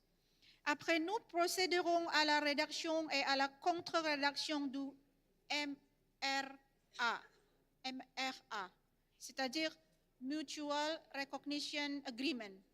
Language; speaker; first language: French; non-native, fluent; Indonesian